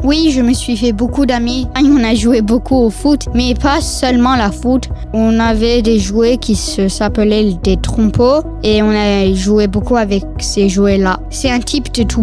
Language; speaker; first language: French; non-native, local second language; English